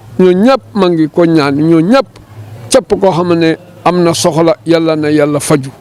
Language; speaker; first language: Wolof; non-native, local second language; Mandingo